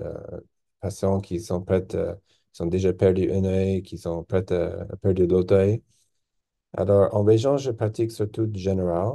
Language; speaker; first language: French; non-native, local second language; English